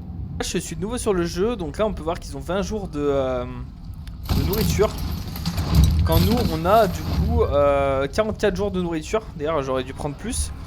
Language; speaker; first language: French; native; French